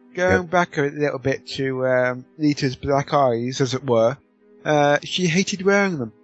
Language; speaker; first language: English; native; English